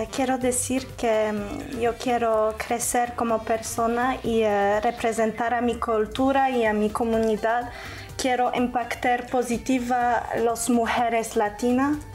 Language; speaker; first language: Spanish; non-native, learner; Polish